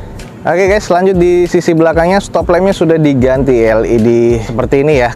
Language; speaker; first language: Indonesian; native; Indonesian